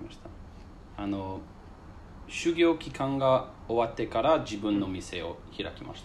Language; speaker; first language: Japanese; non-native, learner; English